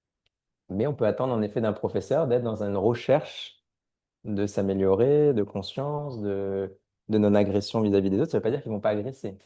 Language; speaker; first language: French; native; French